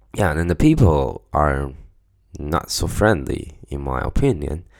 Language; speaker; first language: English; non-native, fluent; Chinese